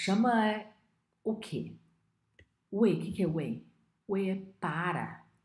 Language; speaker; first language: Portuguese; non-native, fluent; Chinese